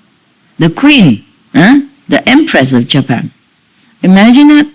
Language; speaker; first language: English; non-native, fluent; Vietnamese